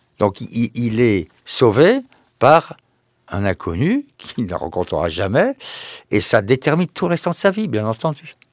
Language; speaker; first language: French; native; French